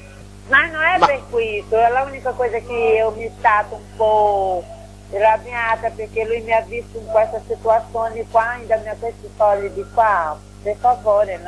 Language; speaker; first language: Italian; non-native, learner; Portuguese